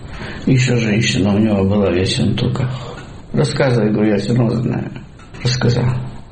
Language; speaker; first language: Russian; native; Russian